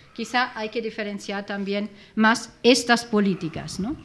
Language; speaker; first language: Spanish; non-native, fluent; German